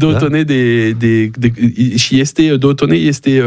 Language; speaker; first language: Romanian; non-native, learner; French